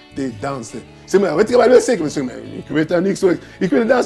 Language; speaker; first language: Dutch; non-native, learner; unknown